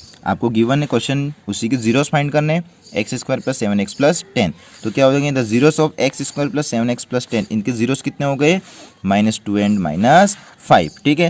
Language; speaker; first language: Hindi; native; Hindi